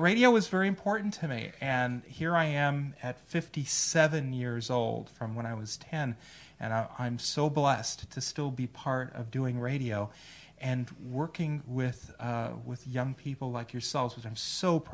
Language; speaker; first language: English; early bilingual, other home language; Italian